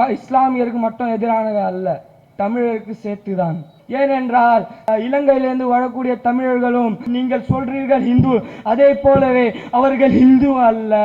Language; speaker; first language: Tamil; non-native, local second language; Urdu